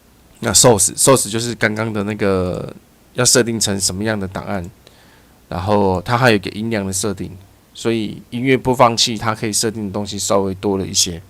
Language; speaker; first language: Chinese; native; Chinese